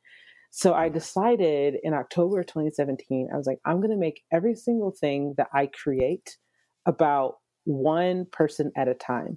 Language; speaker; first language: English; native; English